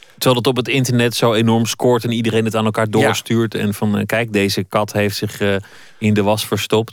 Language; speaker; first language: Dutch; native; Dutch